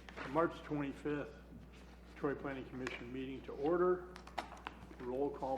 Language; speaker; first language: English; native; English